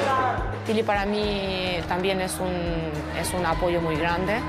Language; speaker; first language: Spanish; non-native, fluent; Albanian